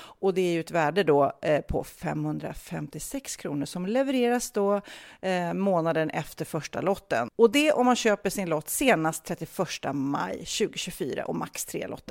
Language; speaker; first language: Swedish; native; Swedish